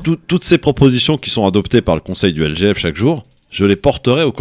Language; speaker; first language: French; native; French